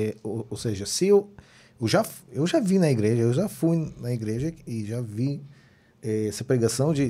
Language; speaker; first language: Portuguese; non-native, fluent; Hebrew